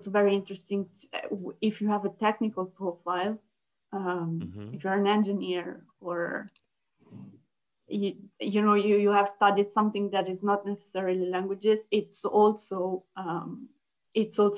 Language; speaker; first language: English; non-native, fluent; Italian